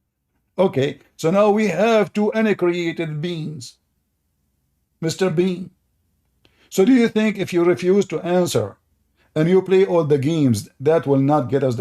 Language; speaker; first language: English; non-native, fluent; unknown